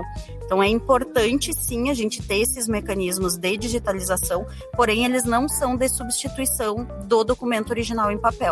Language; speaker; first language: Portuguese; native; Portuguese